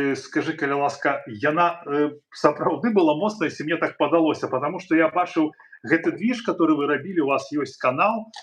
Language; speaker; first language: Belarusian; non-native, local second language; Russian